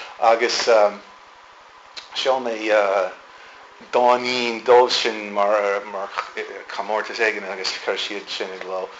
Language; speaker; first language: Irish; non-native, fluent; English